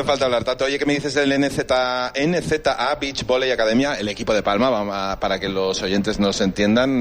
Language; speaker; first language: Spanish; native; Spanish